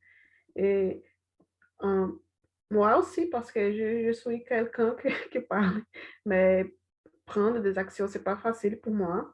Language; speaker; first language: French; non-native, learner; Portuguese